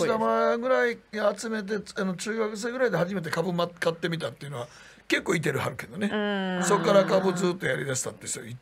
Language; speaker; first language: Japanese; native; Japanese